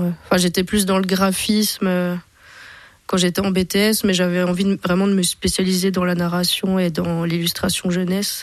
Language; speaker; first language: French; native; French